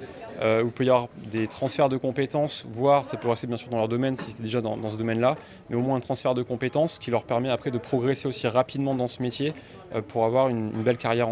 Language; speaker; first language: French; native; French